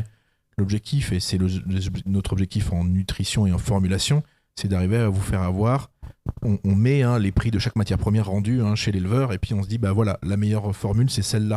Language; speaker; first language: French; native; French